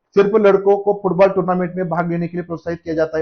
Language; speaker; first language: Hindi; non-native, local second language; Marathi